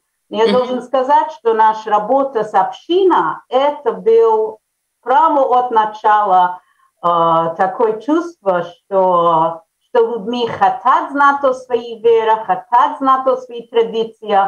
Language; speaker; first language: Russian; early bilingual, heritage; Russian